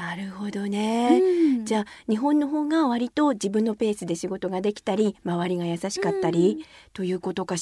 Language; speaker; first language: Japanese; native; Japanese